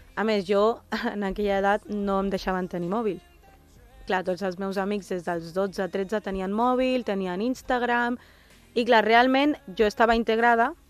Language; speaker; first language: Catalan; early bilingual, other home language; Urdu